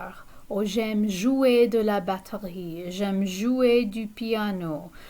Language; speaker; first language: French; non-native, fluent; English